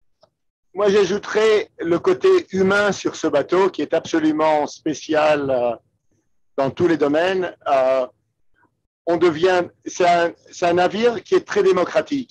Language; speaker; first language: French; non-native, fluent; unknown